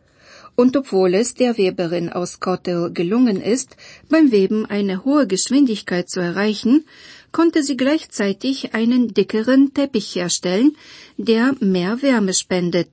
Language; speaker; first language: German; non-native, fluent; Bulgarian